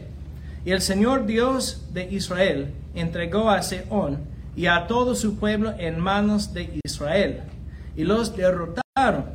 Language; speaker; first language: Spanish; non-native, fluent; English